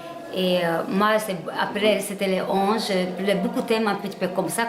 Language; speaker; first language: French; non-native, learner; Hungarian